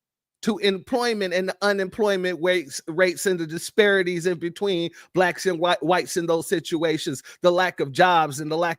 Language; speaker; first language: English; native; English